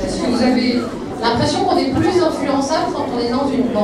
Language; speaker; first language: French; native; French